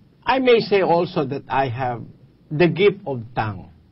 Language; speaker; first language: English; non-native, local second language; Pampanga